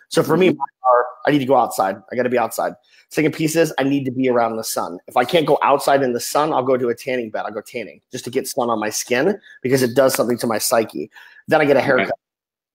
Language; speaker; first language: English; native; English